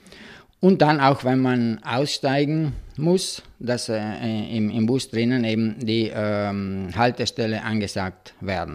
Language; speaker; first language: German; non-native, local second language; Italian